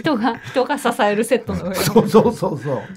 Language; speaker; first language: Japanese; native; Japanese